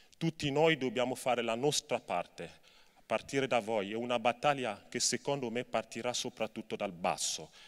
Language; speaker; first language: Italian; non-native, fluent; French